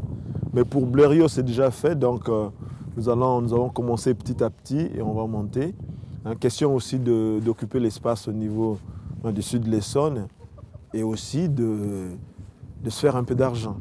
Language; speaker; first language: French; native; French